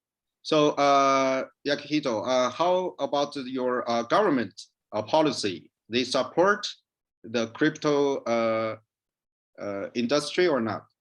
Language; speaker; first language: English; non-native, learner; Chinese